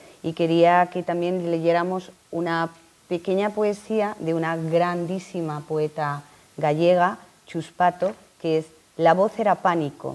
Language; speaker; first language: Spanish; native; Spanish